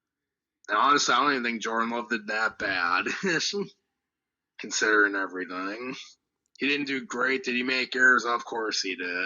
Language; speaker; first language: English; native; English